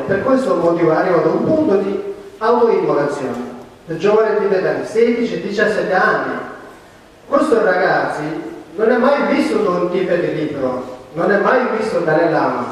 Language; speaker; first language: Italian; non-native, learner; Tibetan